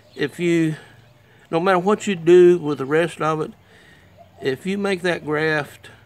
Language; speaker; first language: English; native; English